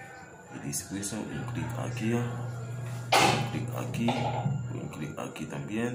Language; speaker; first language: Spanish; non-native, learner; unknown